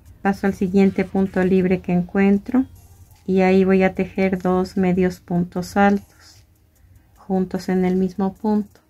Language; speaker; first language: Spanish; native; Spanish